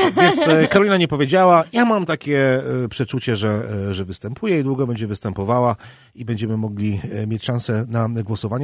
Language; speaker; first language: Polish; native; Polish